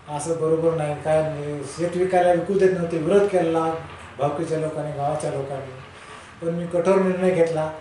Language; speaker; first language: Marathi; native; Marathi